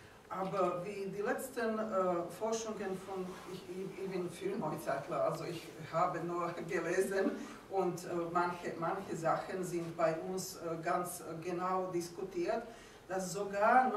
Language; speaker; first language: German; non-native, fluent; Slovak